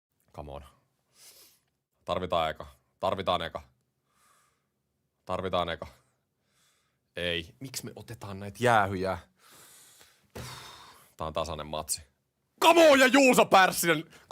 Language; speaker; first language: Finnish; native; Finnish